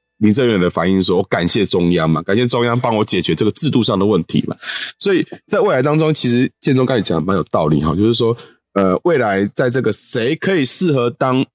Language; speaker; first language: Chinese; native; Chinese